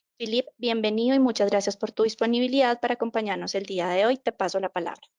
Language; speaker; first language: Spanish; native; Spanish